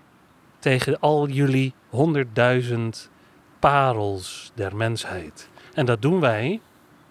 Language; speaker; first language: Dutch; native; Dutch